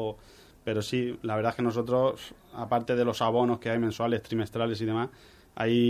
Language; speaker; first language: Spanish; native; Spanish